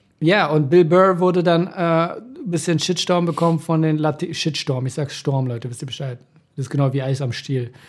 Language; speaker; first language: German; early bilingual, other home language; Persian